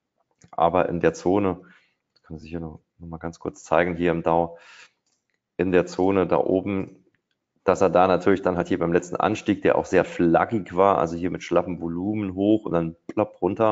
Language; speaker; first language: German; native; German